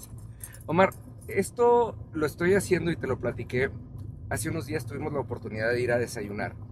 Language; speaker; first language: Spanish; native; Spanish